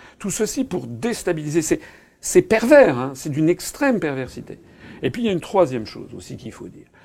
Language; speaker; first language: French; native; French